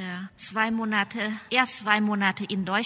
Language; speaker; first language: German; non-native, learner; Thai